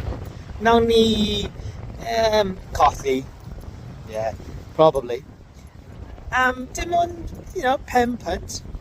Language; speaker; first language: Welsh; non-native, learner; English